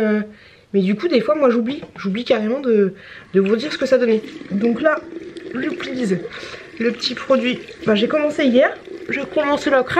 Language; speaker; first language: French; native; French